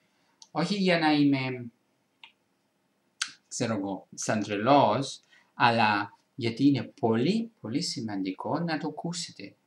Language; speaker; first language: Greek; non-native, fluent; Italian